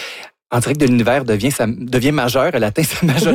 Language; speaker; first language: French; native; French